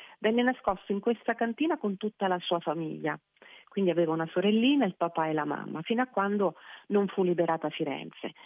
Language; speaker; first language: Italian; native; Italian